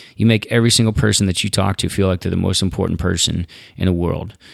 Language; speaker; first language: English; native; English